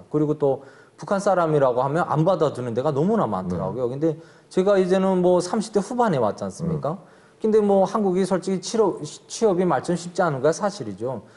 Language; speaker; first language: Korean; native; Korean